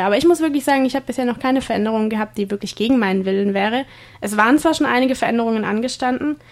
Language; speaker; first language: German; native; German